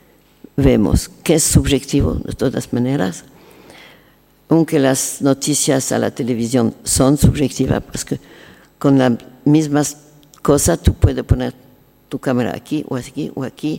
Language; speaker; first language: Spanish; non-native, learner; French